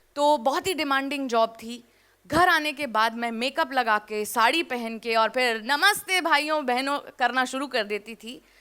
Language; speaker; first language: Hindi; native; Hindi